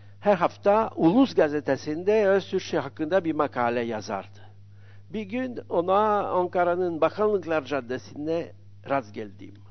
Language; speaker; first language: Turkish; non-native, fluent; French